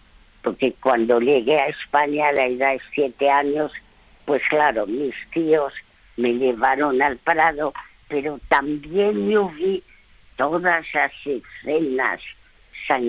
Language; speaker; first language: Spanish; early bilingual, other home language; French